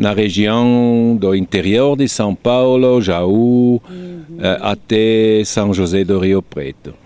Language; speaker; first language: Portuguese; non-native, fluent; German